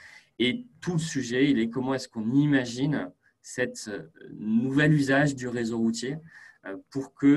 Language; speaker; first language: French; native; French